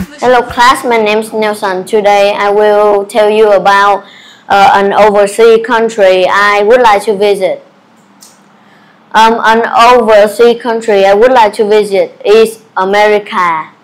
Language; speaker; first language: English; non-native, learner; Vietnamese